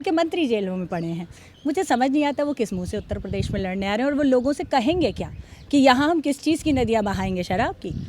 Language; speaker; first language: Hindi; native; Hindi